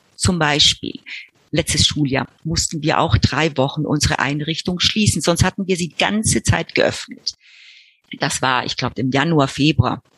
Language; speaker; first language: German; early bilingual, heritage; Spanish